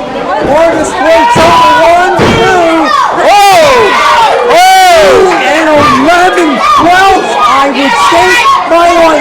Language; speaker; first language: English; native; English